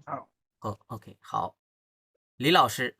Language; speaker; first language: Chinese; non-native, fluent; Bangla